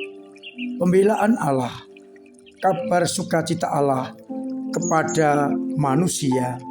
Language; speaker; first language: Indonesian; non-native, local second language; Javanese